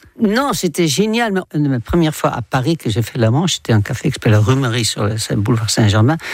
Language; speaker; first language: French; non-native, fluent; Dutch